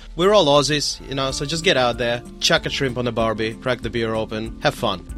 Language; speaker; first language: English; non-native, fluent; Russian